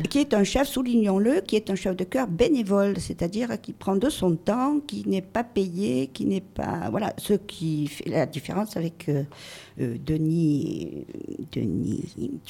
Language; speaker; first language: French; native; French